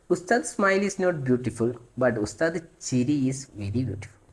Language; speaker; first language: English; non-native, local second language; Malayalam